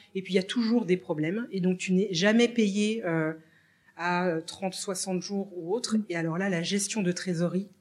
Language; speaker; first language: French; native; French